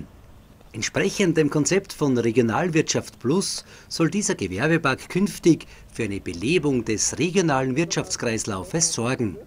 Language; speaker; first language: German; native; German